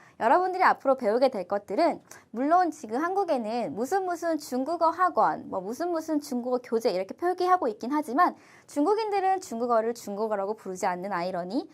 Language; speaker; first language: Korean; native; Korean